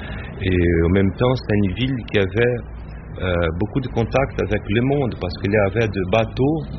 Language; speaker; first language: French; non-native, fluent; Portuguese